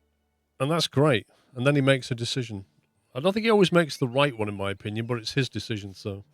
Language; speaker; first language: English; native; English